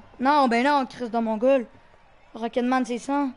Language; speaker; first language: French; native; French